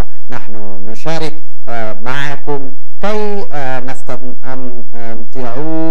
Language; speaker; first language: Arabic; non-native, fluent; Bangla